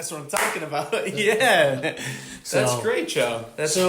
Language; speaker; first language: English; native; English